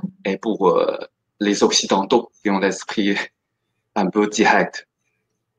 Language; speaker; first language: French; non-native, fluent; Chinese